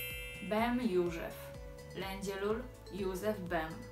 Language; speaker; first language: Hungarian; non-native, learner; Polish